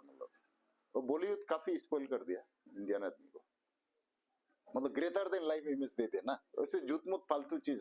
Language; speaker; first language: Hindi; non-native, local second language; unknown